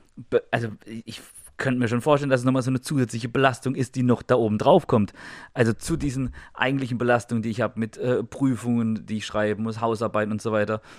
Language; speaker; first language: German; native; German